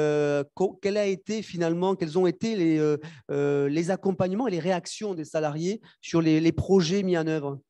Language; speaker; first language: French; native; French